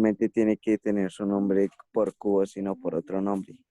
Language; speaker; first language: Spanish; native; Spanish